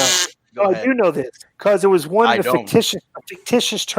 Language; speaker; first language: English; native; English